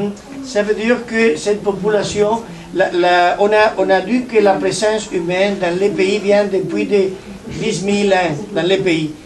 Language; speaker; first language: French; non-native, learner; Spanish